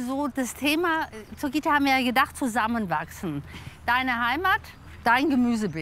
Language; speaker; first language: German; native; German